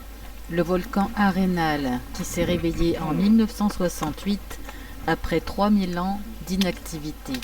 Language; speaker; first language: French; native; French